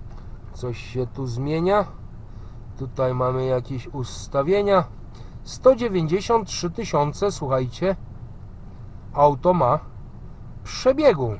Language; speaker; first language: Polish; native; Polish